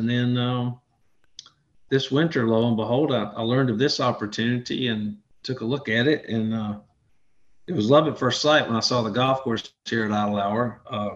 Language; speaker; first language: English; native; English